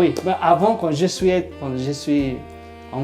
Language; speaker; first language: French; non-native, learner; Spanish